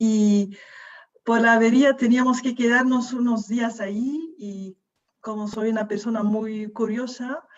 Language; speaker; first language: Spanish; non-native, fluent; Dutch